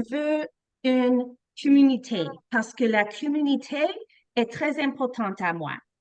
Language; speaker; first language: French; non-native, local second language; English